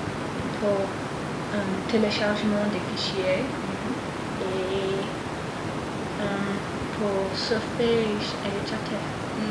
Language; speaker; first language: French; non-native, learner; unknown